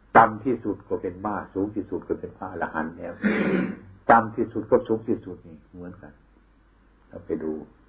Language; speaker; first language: Thai; non-native, local second language; Northeastern Thai